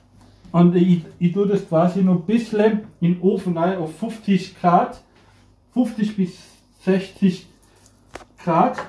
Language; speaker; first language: German; non-native, fluent; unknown